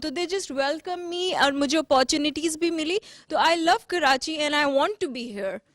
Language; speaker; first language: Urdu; non-native, local second language; Baluchi